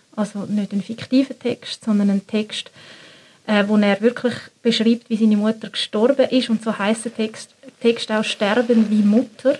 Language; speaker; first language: German; native; German